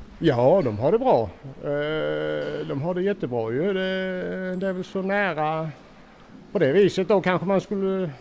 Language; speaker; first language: Swedish; native; Swedish